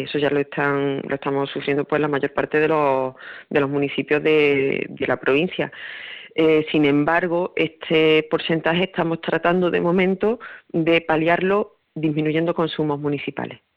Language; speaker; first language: Spanish; native; Spanish